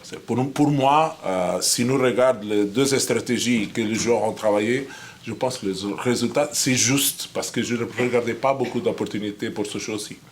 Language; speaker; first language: French; non-native, fluent; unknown